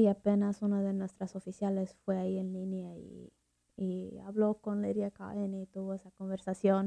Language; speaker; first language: Spanish; early bilingual, heritage; Spanish